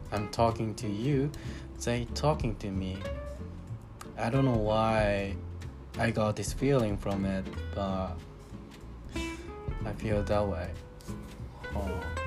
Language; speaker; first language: English; non-native, learner; Japanese